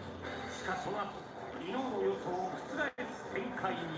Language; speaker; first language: Japanese; native; Japanese